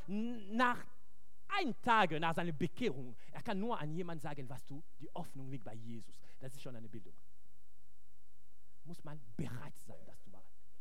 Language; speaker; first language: German; non-native, fluent; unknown